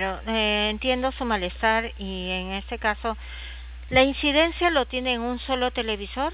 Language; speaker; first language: Spanish; native; Spanish